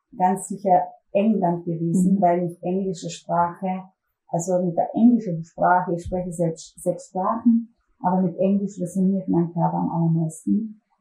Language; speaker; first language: German; non-native, fluent; Slovenian